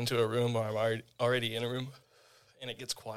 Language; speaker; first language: English; native; English